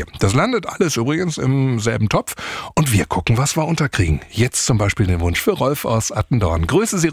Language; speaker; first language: German; native; German